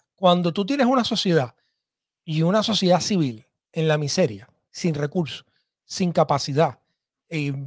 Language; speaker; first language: Spanish; native; Spanish